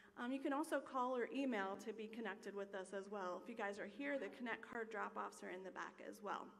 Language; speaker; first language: English; native; English